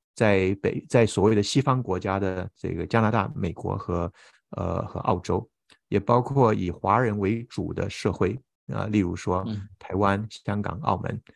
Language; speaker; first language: Chinese; native; Chinese